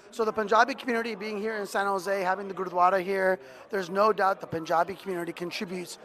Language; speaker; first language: English; native; English